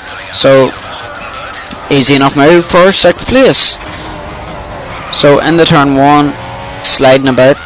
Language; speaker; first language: English; native; English